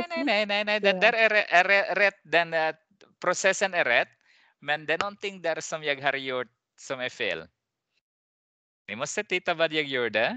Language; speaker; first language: Swedish; non-native, fluent; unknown